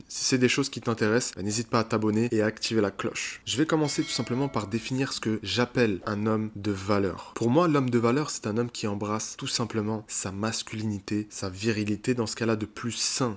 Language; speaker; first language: French; native; French